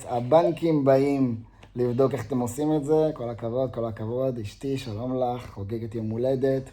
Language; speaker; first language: Hebrew; native; Hebrew